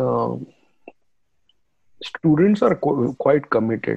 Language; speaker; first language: English; non-native, local second language; Marathi